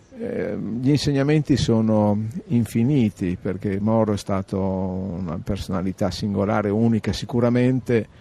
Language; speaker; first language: Italian; native; Italian